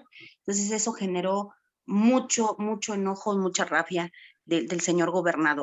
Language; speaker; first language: Spanish; native; Spanish